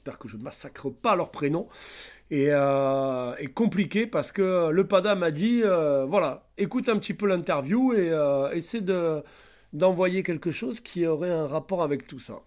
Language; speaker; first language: French; native; French